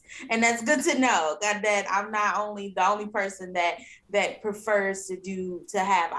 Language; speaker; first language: English; native; English